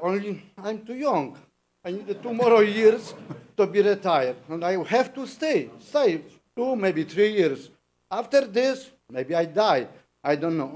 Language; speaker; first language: English; non-native, learner; Polish